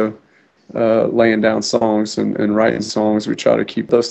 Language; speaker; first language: English; native; English